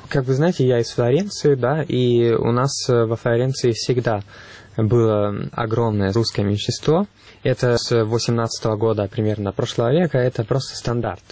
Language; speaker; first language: Russian; non-native, fluent; Italian